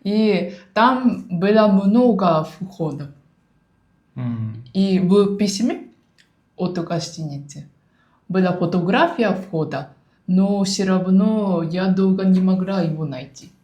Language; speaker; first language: Russian; non-native, learner; Japanese